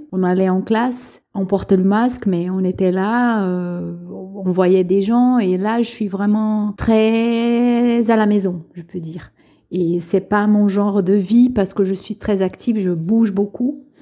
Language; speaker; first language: French; non-native, local second language; Portuguese